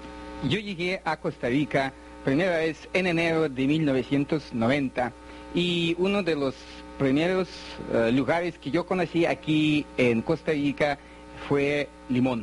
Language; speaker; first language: Spanish; non-native, fluent; Russian